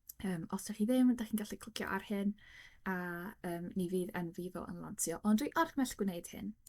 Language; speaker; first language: Welsh; non-native, local second language; English